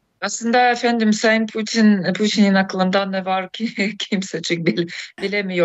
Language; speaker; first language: Turkish; non-native, fluent; Russian